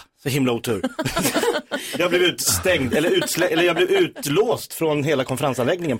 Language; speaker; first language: Swedish; native; Swedish